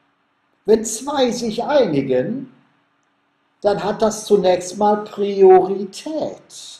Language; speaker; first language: German; native; German